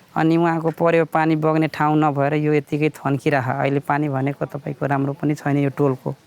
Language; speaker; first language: Nepali; non-native, local second language; Bhojpuri